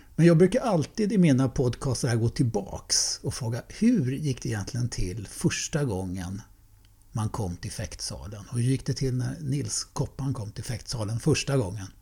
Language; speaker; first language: Swedish; native; Swedish